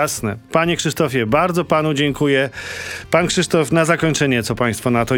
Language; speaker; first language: Polish; native; Polish